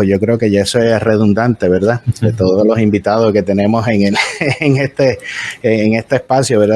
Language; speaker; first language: Spanish; native; Spanish